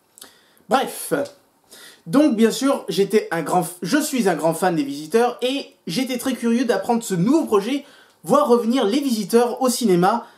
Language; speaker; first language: French; native; French